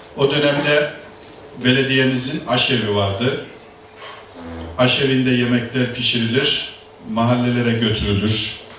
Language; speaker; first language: Turkish; native; Turkish